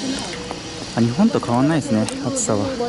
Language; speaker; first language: Japanese; native; Japanese